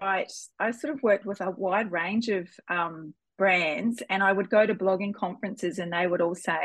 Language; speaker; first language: English; native; English